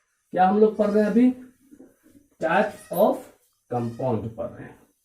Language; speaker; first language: Hindi; native; Hindi